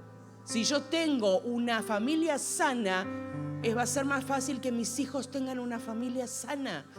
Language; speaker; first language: Spanish; native; Spanish